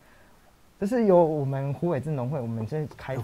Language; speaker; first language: Chinese; native; Chinese